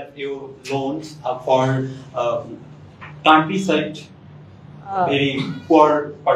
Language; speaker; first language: English; non-native, learner; Bangla